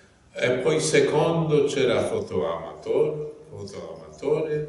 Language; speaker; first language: Italian; non-native, fluent; Polish